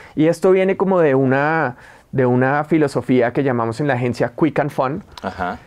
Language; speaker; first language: Spanish; native; Spanish